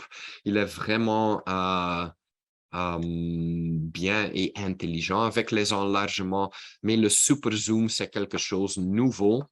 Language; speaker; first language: French; non-native, local second language; Dutch